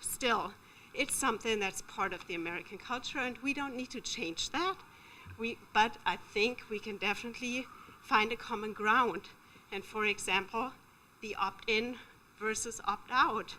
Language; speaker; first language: English; non-native, fluent; German